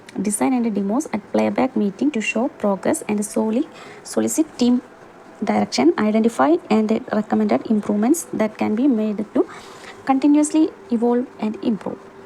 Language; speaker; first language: English; non-native, local second language; Malayalam